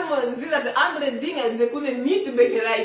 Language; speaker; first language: Dutch; non-native, learner; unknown